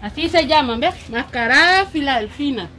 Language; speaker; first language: Spanish; native; Spanish